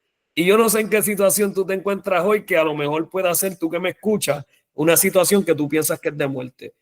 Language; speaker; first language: Spanish; native; Spanish